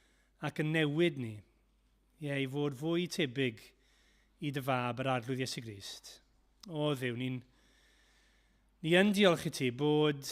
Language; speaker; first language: Welsh; native; Welsh